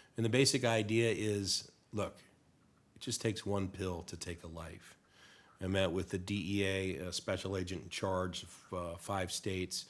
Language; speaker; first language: English; native; English